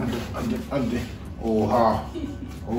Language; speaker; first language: Turkish; non-native, learner; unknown